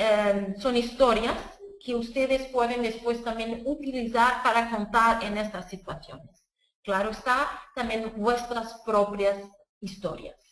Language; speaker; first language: Spanish; non-native, fluent; Portuguese